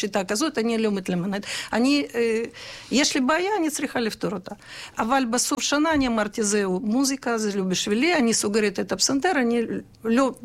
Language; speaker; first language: Hebrew; non-native, fluent; Ukrainian